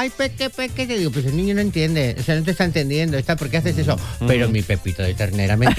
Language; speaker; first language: Spanish; native; Spanish